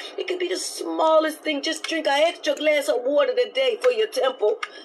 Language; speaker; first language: English; native; English